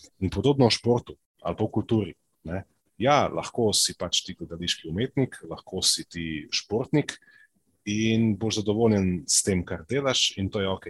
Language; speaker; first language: Slovenian; non-native, local second language; Serbian